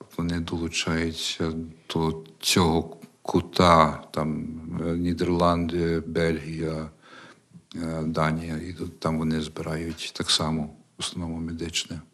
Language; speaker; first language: Ukrainian; early bilingual, heritage; Ukrainian